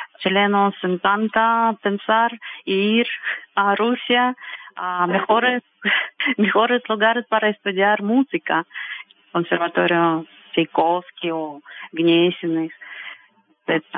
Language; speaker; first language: Spanish; non-native, fluent; Russian